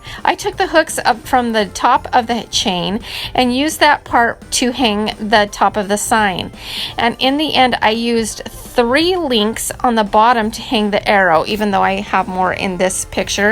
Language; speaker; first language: English; native; English